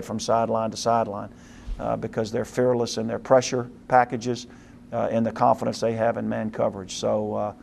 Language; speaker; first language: English; native; English